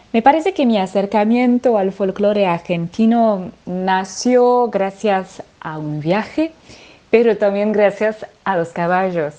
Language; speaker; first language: Spanish; non-native, fluent; French